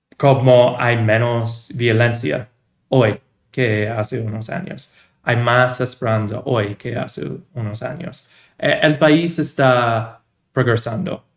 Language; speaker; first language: Spanish; non-native, fluent; English